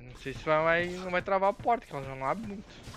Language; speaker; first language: Portuguese; native; Portuguese